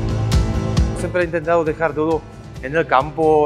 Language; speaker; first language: Spanish; non-native, fluent; Czech